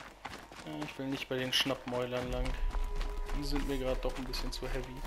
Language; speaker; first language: German; native; German